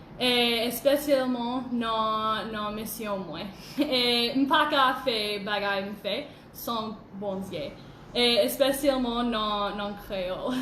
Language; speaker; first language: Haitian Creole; non-native, learner; English